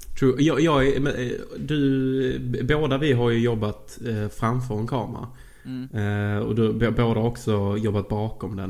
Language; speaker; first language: Swedish; native; Swedish